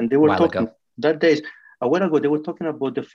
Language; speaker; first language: English; non-native, fluent; French